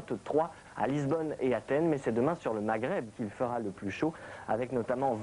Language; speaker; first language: French; native; French